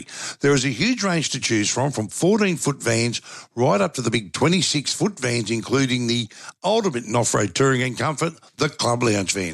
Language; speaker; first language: English; native; English